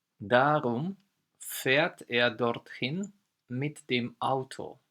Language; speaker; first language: German; non-native, fluent; Polish